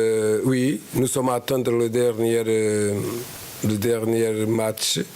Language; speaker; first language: French; non-native, fluent; Portuguese